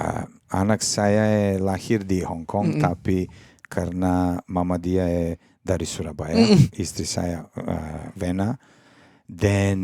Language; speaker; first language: Indonesian; non-native, fluent; Serbian